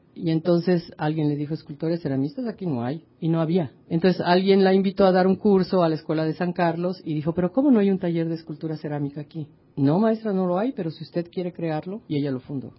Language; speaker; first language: Spanish; native; Spanish